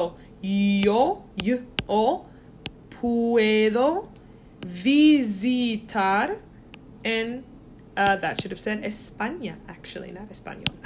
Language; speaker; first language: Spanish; non-native, fluent; English